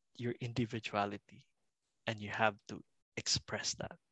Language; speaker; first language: English; non-native, local second language; Cebuano